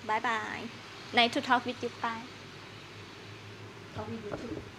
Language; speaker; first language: English; non-native, learner; Thai